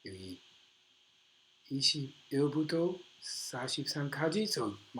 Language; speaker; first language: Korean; non-native, learner; English